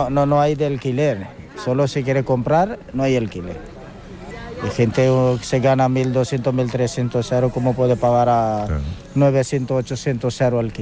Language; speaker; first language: Spanish; non-native, learner; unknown